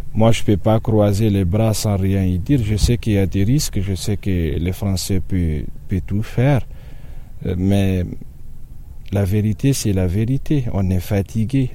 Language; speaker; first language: French; non-native, local second language; Tamasheq